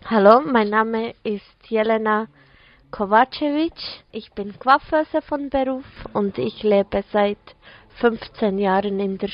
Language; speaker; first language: German; non-native, fluent; Serbian